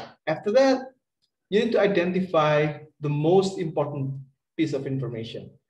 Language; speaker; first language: English; non-native, fluent; Indonesian